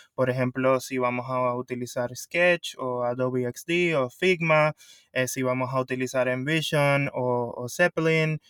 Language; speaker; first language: Spanish; native; Spanish